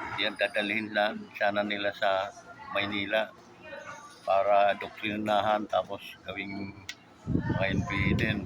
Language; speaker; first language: Filipino; non-native, local second language; Waray